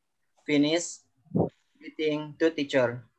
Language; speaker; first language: English; non-native, learner; Indonesian